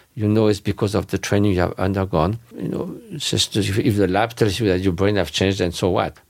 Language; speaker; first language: English; non-native, fluent; French